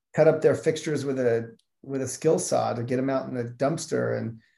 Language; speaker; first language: English; native; English